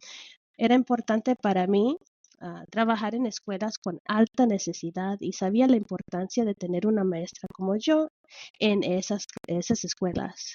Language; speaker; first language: Spanish; early bilingual, heritage; Spanish